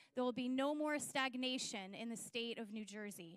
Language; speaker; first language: English; native; English